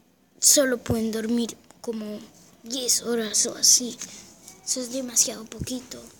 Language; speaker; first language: Spanish; non-native, learner; German